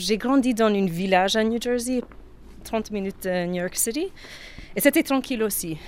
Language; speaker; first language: French; non-native, learner; Ukrainian